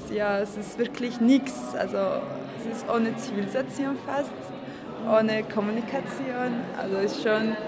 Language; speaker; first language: German; non-native, fluent; Georgian